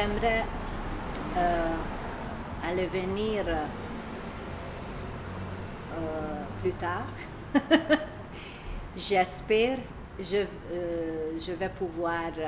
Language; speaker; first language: French; non-native, learner; Hungarian